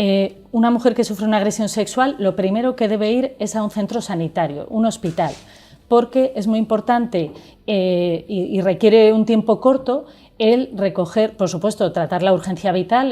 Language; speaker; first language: Spanish; native; Spanish